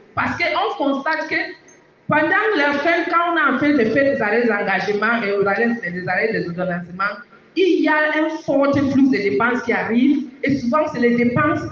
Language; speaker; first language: French; non-native, local second language; English